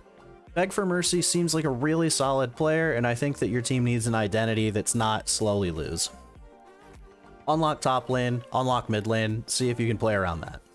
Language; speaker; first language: English; native; English